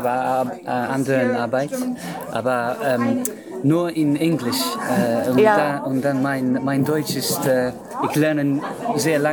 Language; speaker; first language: German; non-native, learner; English